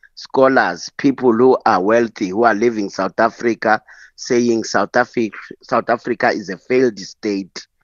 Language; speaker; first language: English; non-native, local second language; Xhosa